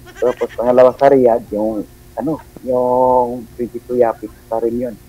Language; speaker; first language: Filipino; non-native, local second language; Cebuano